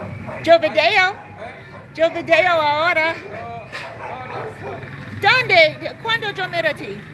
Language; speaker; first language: Spanish; non-native, learner; English